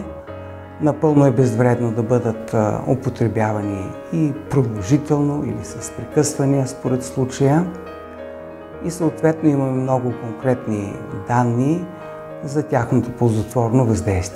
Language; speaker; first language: Bulgarian; native; Bulgarian